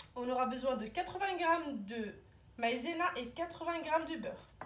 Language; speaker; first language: French; non-native, local second language; Arabic